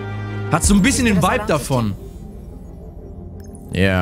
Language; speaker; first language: German; native; German